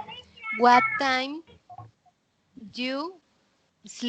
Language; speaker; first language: English; non-native, learner; Spanish